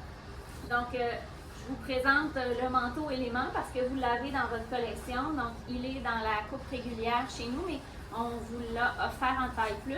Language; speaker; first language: French; native; French